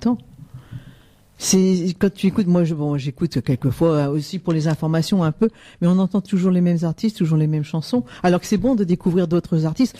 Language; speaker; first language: French; native; French